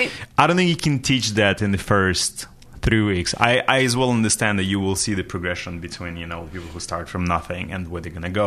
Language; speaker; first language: English; non-native, fluent; Russian